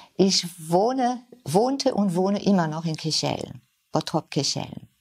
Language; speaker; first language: German; non-native, fluent; French